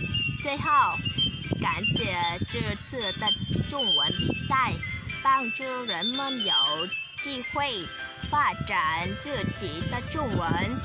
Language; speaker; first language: Chinese; non-native, learner; Vietnamese